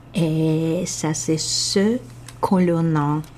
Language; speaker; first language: French; non-native, fluent; Russian